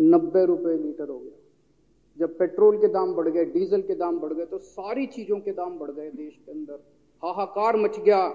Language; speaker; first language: Hindi; native; Hindi